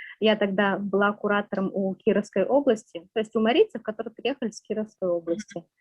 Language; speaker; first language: Russian; non-native, local second language; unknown